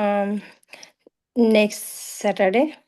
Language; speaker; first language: English; non-native, learner; Bangla